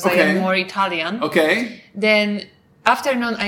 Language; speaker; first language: English; non-native, fluent; Polish